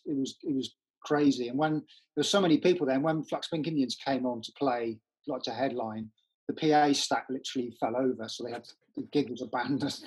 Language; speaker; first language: English; native; English